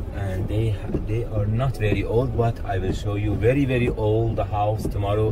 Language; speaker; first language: English; non-native, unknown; Persian